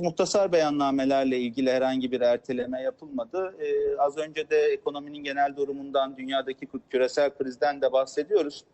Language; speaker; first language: Turkish; native; Turkish